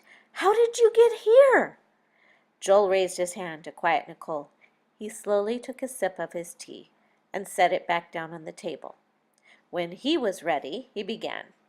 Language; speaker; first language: English; native; English